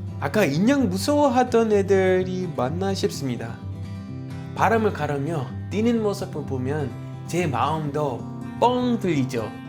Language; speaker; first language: Korean; native; Korean